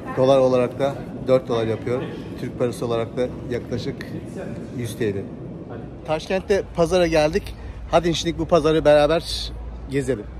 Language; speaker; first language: Turkish; early bilingual, heritage; Turkish